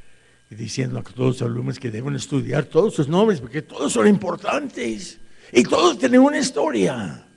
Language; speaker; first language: Spanish; non-native, fluent; English